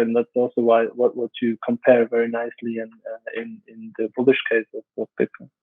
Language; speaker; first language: English; non-native, fluent; German